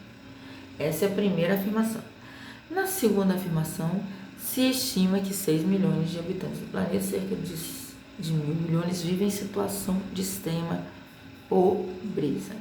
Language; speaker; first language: Portuguese; native; Portuguese